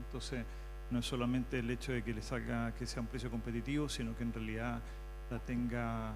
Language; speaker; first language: Spanish; native; Spanish